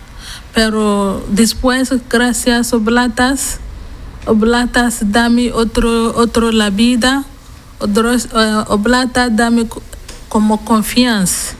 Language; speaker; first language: Spanish; non-native, learner; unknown